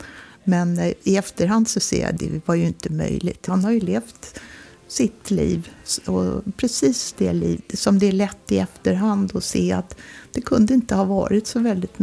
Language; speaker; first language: Swedish; native; Swedish